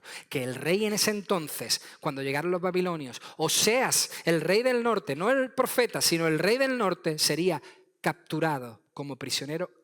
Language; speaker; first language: Spanish; native; Spanish